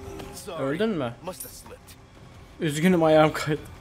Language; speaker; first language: Turkish; native; Turkish